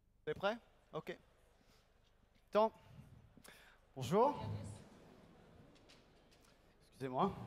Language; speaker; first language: French; non-native, learner; English